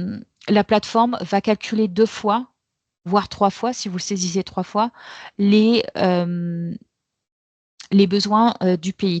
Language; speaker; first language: French; native; French